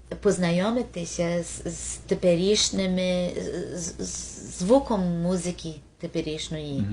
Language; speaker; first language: Ukrainian; early bilingual, heritage; Ukrainian